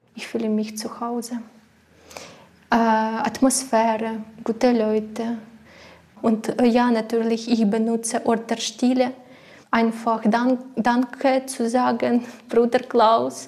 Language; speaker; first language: German; non-native, learner; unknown